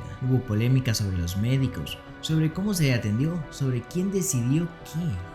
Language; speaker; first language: Spanish; native; Spanish